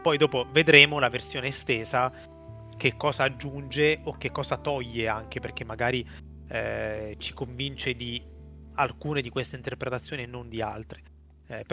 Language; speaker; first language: Italian; native; Italian